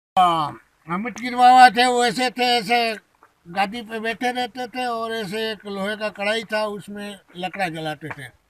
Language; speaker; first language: Hindi; non-native, local second language; Bangla